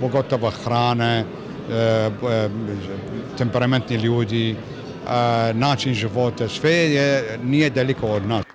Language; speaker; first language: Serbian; non-native, learner; Arabic